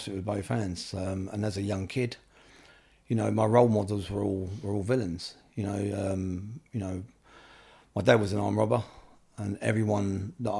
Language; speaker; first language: English; native; English